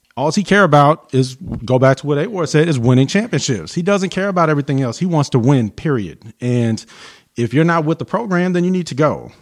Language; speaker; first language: English; native; English